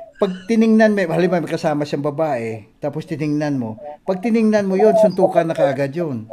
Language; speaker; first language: Filipino; non-native, local second language; Cebuano